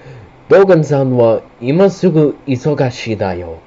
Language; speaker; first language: Japanese; non-native, learner; English